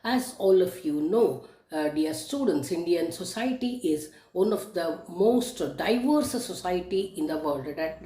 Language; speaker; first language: English; non-native, local second language; Kannada